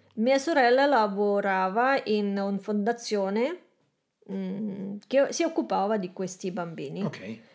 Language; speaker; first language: Italian; non-native, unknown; Russian